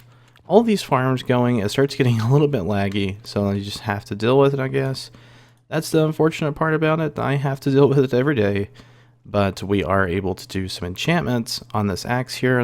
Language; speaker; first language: English; native; English